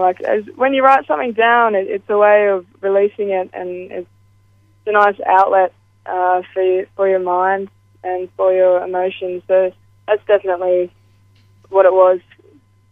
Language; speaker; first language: English; native; English